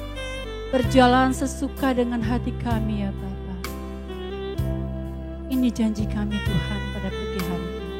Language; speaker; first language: Indonesian; native; Indonesian